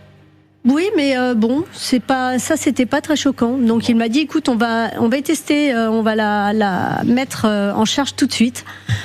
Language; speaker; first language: French; native; French